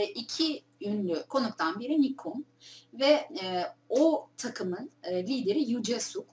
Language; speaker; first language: Turkish; native; Turkish